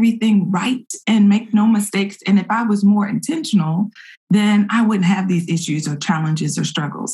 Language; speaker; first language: English; native; English